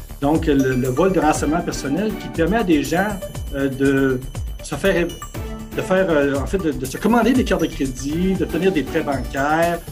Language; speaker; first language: French; native; French